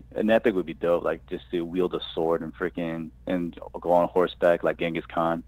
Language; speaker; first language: English; native; English